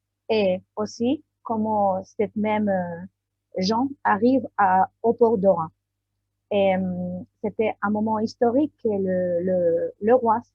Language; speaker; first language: French; non-native, learner; Spanish